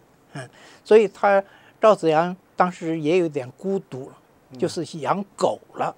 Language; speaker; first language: Chinese; native; Chinese